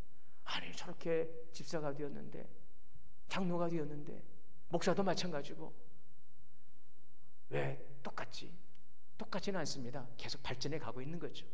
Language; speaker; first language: Korean; native; Korean